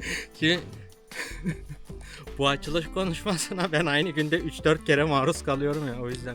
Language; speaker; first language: Turkish; native; Turkish